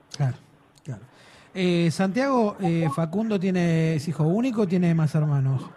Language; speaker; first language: Spanish; native; Spanish